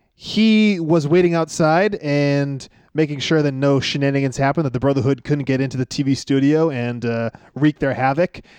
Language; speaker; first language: English; native; English